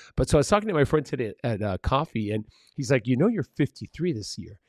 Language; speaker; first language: English; early bilingual, other home language; Spanish